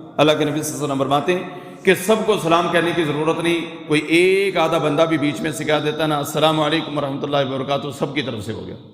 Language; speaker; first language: Urdu; non-native, local second language; Punjabi